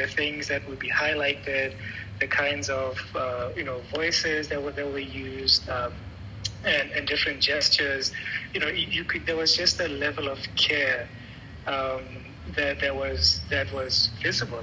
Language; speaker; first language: English; non-native, local second language; Tswana